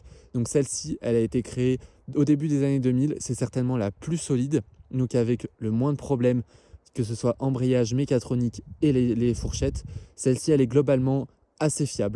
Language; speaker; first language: French; native; French